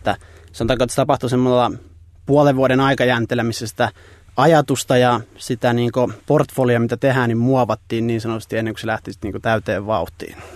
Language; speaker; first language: Finnish; native; Finnish